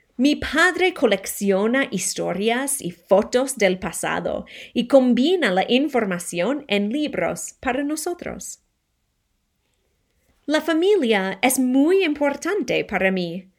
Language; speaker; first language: Spanish; non-native, fluent; English